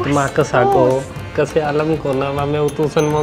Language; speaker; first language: Filipino; non-native, learner; Punjabi